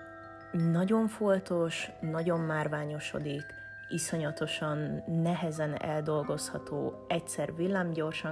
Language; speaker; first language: Hungarian; native; Hungarian